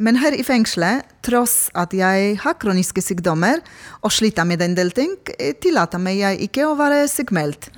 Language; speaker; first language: Norwegian; non-native, fluent; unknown